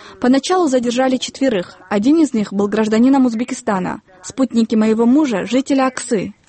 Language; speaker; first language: Russian; non-native, local second language; Kyrgyz